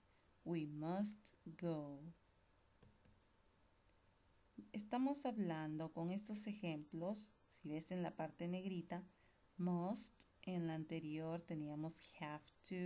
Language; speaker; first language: Spanish; native; Spanish